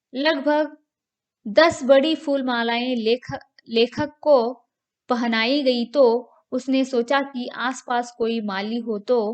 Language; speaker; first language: Hindi; non-native, local second language; Kannada